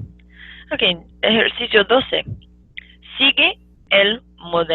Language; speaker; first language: Spanish; non-native, fluent; English